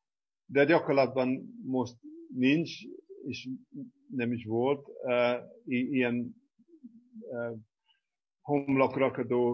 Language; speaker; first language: Hungarian; non-native, fluent; English